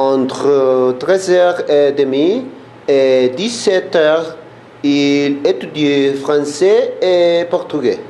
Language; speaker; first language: French; non-native, learner; Spanish